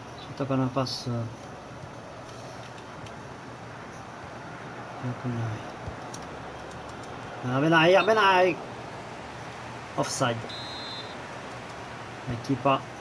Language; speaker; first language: Japanese; non-native, learner; Italian